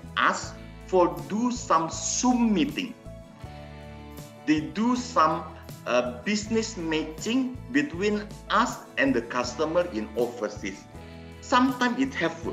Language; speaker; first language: English; non-native, learner; Indonesian